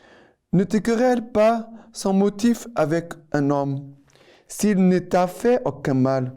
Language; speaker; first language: French; non-native, fluent; Portuguese